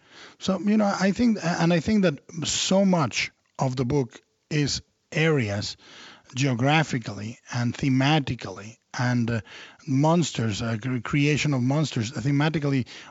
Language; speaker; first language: English; non-native, fluent; Spanish